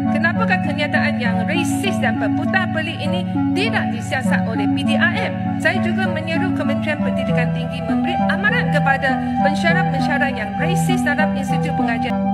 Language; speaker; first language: Malay; non-native, local second language; Chinese